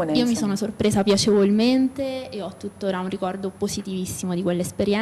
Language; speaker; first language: Italian; native; Italian